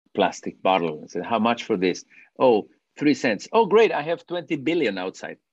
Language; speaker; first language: English; non-native, fluent; Spanish